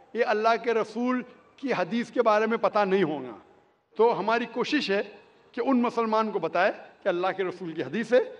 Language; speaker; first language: Hindi; non-native, local second language; Konkani